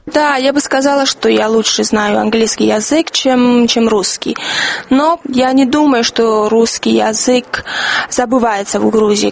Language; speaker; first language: Russian; non-native, fluent; Georgian